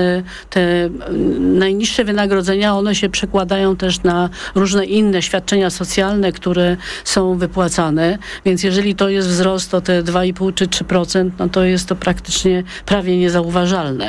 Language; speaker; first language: Polish; native; Polish